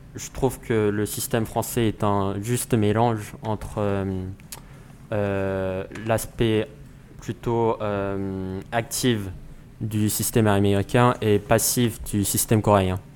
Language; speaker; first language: French; non-native, fluent; English